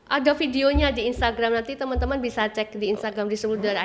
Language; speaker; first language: Indonesian; native; Indonesian